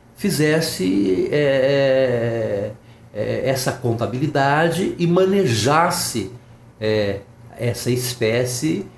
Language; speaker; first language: Portuguese; native; Portuguese